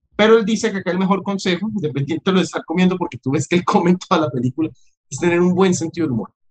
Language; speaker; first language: Spanish; native; Spanish